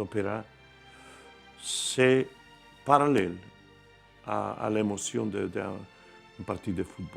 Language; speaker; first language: French; non-native, fluent; Spanish